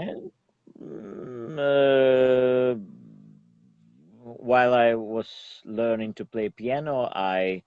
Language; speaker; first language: English; non-native, learner; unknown